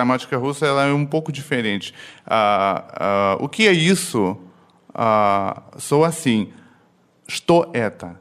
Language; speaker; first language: Portuguese; non-native, fluent; Russian